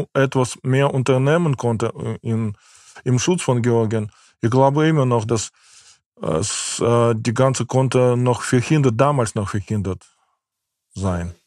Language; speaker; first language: German; non-native, fluent; Ukrainian